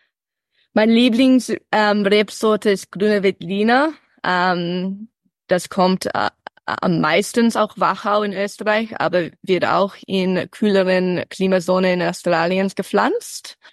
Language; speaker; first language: German; early bilingual, heritage; English